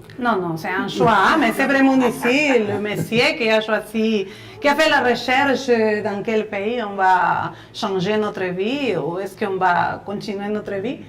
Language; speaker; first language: French; non-native, fluent; Spanish